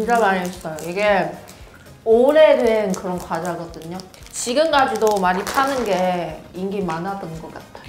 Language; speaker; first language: Korean; non-native, learner; Chinese